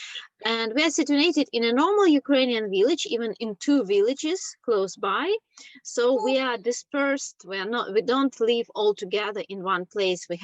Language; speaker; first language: English; non-native, fluent; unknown